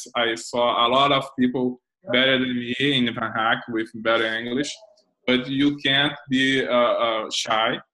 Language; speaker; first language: English; non-native, learner; Portuguese